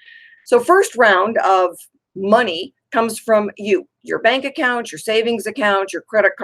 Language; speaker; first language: English; native; English